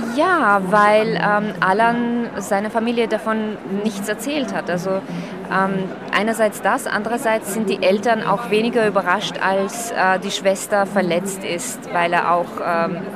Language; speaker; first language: German; early bilingual, other home language; Slovak